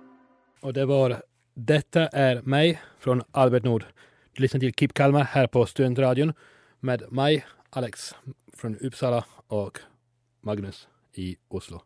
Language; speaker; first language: Swedish; non-native, learner; Italian